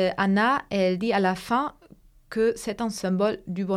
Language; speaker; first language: French; non-native, fluent; German